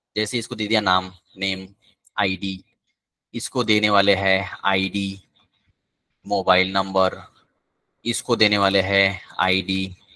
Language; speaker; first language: Hindi; non-native, local second language; Marathi